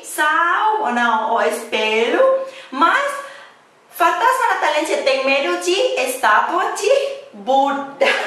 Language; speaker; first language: Portuguese; non-native, learner; Thai